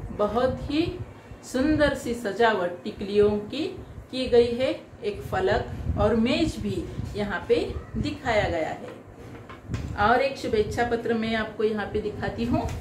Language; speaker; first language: Hindi; non-native, local second language; Marathi